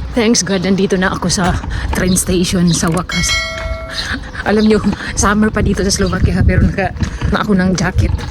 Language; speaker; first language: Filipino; non-native, local second language; Cebuano